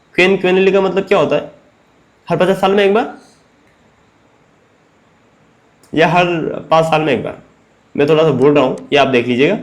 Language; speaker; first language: Hindi; native; Hindi